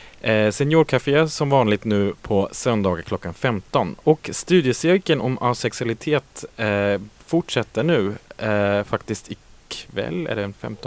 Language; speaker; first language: Swedish; native; Swedish